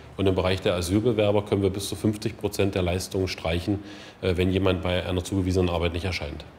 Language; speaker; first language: German; native; German